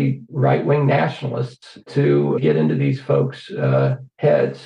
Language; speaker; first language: English; native; English